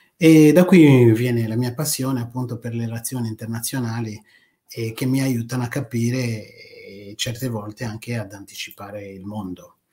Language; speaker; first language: Italian; non-native, fluent; Kinyarwanda